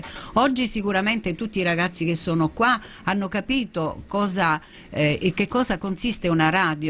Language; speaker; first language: Italian; native; Italian